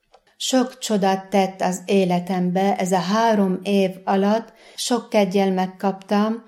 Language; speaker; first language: Hungarian; non-native, fluent; Arabic